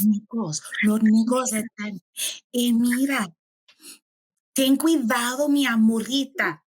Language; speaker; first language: Spanish; non-native, fluent; English